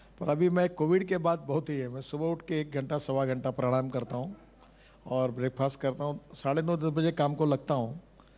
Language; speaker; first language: Hindi; non-native, local second language; Marathi